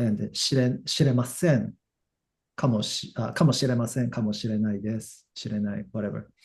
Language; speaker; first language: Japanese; non-native, fluent; English